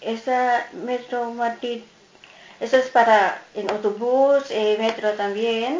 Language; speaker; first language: Spanish; non-native, learner; Filipino